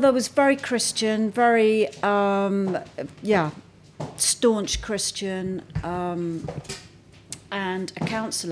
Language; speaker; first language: English; native; English